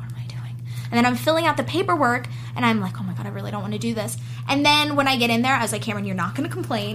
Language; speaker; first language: English; native; English